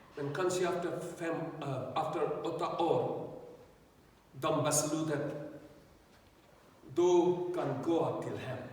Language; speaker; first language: Swedish; non-native, learner; Urdu